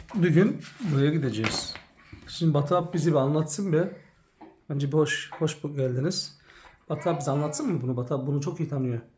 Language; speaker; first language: Turkish; early bilingual, heritage; Turkish